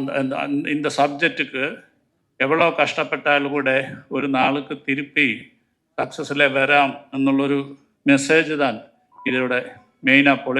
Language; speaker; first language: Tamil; non-native, learner; Malayalam